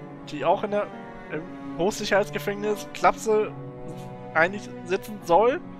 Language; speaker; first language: German; native; German